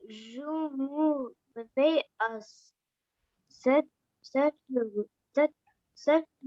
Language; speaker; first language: French; non-native, learner; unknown